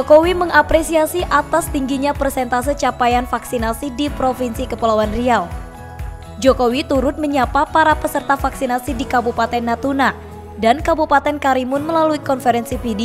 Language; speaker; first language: Indonesian; native; Indonesian